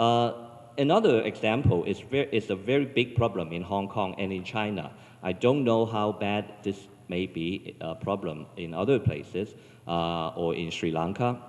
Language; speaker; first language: English; non-native, local second language; Cantonese